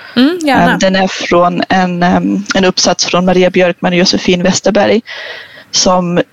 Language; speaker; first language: Swedish; non-native, fluent; German